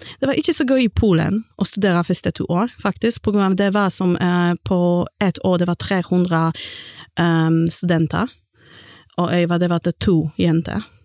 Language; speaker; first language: Norwegian; non-native, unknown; Polish